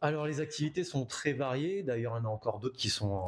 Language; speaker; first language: French; native; French